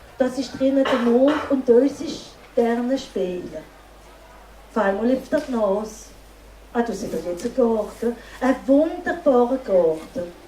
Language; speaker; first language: German; non-native, local second language; Swiss German